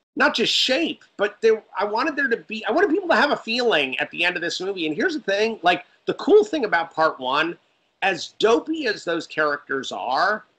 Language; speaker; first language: English; native; English